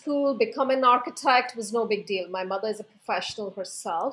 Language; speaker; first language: English; non-native, local second language; Hindi